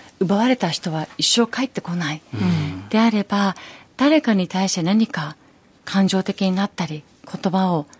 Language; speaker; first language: Japanese; early bilingual, other home language; Persian